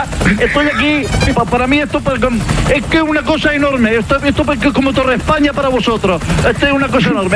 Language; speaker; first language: Spanish; native; Spanish